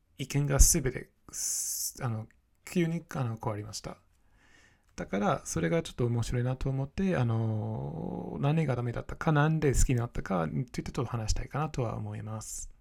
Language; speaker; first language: Japanese; non-native, fluent; English